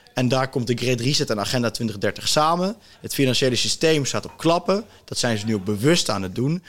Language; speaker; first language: Dutch; native; Dutch